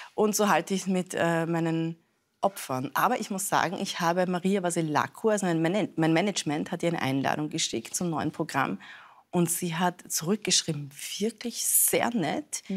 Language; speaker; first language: German; early bilingual, other home language; Persian